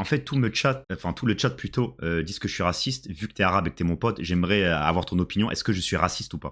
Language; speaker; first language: French; native; French